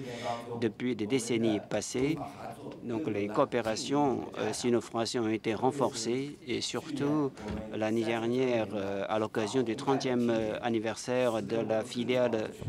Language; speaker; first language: French; non-native, fluent; Chinese